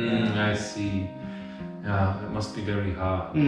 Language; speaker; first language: English; non-native, fluent; German